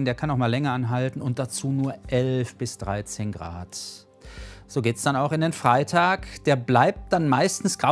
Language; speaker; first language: German; native; German